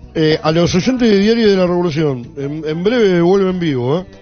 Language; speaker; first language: Spanish; native; Spanish